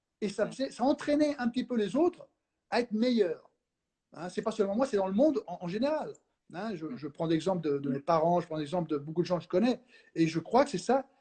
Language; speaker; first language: French; non-native, fluent; Spanish